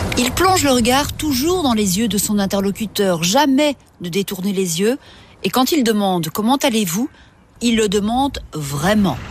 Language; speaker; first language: French; native; French